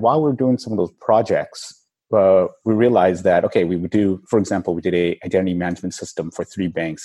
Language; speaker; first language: English; native; English